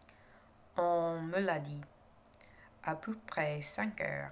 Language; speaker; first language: French; non-native, learner; English